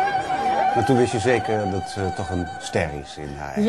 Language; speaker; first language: Dutch; native; Dutch